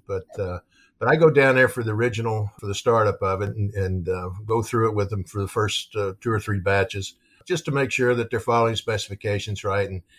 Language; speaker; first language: English; native; English